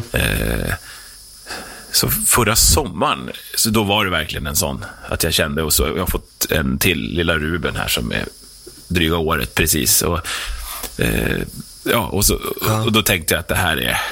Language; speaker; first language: Swedish; native; Swedish